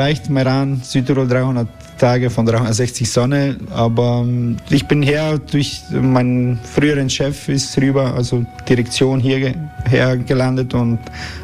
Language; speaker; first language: German; native; German